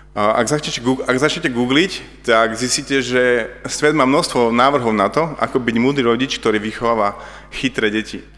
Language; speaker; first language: Slovak; native; Slovak